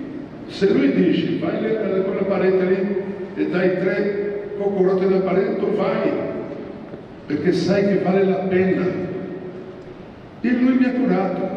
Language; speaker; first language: Italian; non-native, fluent; Portuguese